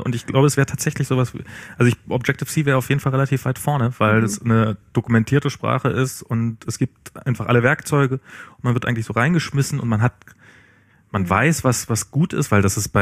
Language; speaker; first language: German; native; German